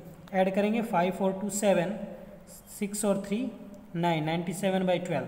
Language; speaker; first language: Hindi; native; Hindi